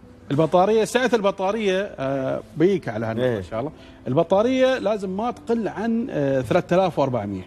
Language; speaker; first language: Arabic; native; Arabic